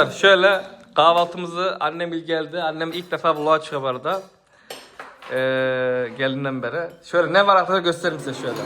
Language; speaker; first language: Turkish; native; Turkish